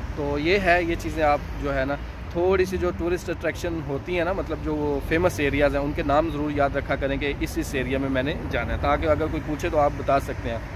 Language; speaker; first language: Urdu; non-native, local second language; Punjabi